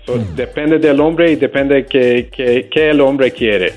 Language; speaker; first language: Spanish; non-native, learner; English